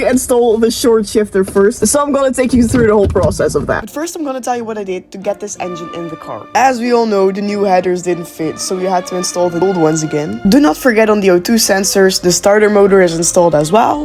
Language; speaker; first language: English; non-native, fluent; Dutch